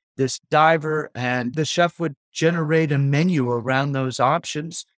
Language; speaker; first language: English; native; English